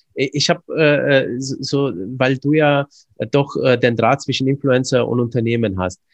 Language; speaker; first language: German; early bilingual, other home language; Romanian